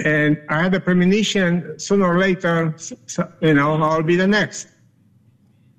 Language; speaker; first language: English; non-native, learner; Romanian